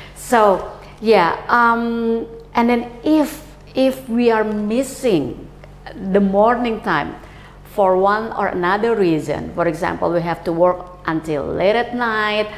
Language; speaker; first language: English; non-native, fluent; Indonesian